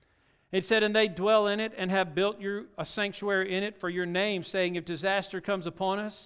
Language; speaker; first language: English; native; English